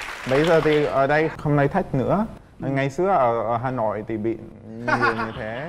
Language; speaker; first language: Vietnamese; non-native, fluent; Czech